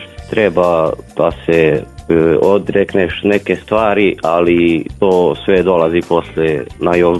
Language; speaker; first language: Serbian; non-native, local second language; Hungarian